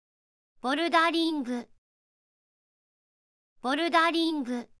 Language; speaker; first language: Japanese; native; Japanese